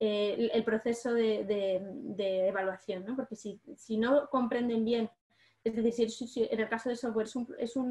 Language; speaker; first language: Spanish; native; Spanish